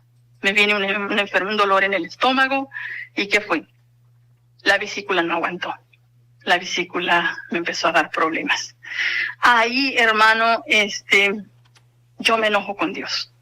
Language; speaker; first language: Spanish; native; Spanish